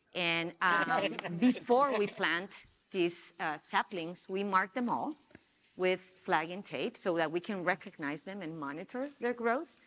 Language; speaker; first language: English; non-native, fluent; Spanish